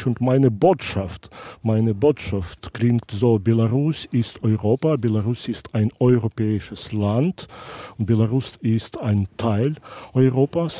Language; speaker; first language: German; non-native, local second language; Belarusian